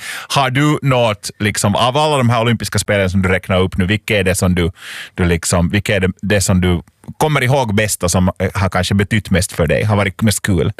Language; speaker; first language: Swedish; native; Swedish